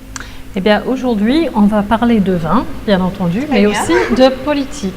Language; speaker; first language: French; native; French